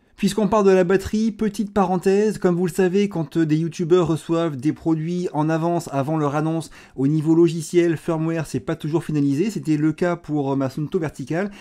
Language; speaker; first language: French; native; French